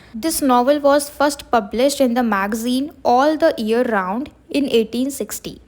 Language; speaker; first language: English; non-native, local second language; Hindi